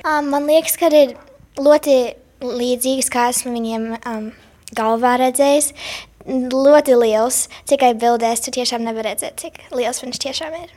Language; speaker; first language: Latvian; early bilingual, heritage; English